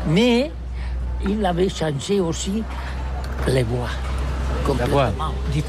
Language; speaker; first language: French; non-native, learner; Catalan